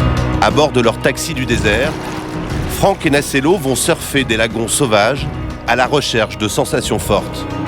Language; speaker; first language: French; native; French